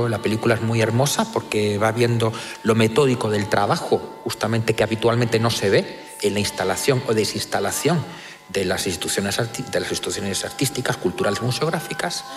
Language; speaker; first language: Spanish; native; Spanish